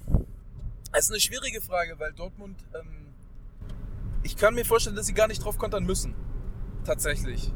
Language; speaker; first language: German; native; German